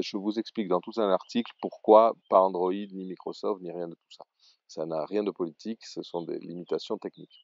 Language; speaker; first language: French; native; French